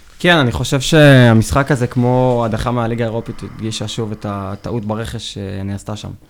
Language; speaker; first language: Hebrew; native; Hebrew